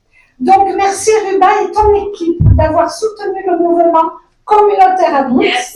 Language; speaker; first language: French; native; French